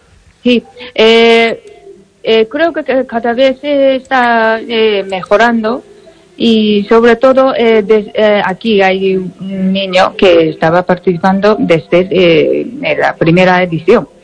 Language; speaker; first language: Spanish; non-native, learner; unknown